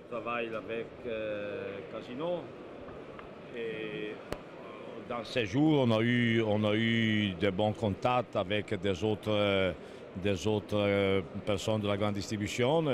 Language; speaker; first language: French; non-native, fluent; Italian